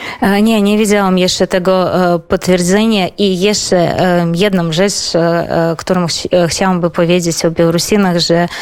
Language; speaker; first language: Polish; non-native, fluent; Belarusian